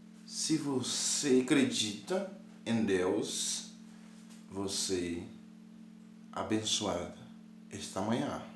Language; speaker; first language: Portuguese; non-native, learner; Haitian Creole